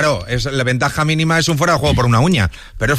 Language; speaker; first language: Spanish; native; Spanish